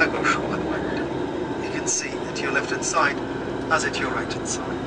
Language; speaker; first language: English; non-native, fluent; Italian